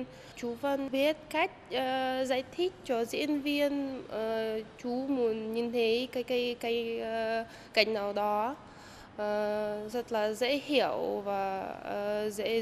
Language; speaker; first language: Vietnamese; non-native, fluent; Russian